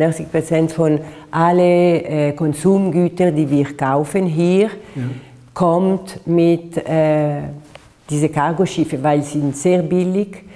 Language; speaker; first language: German; non-native, fluent; Italian